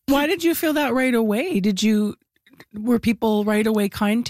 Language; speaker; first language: English; native; English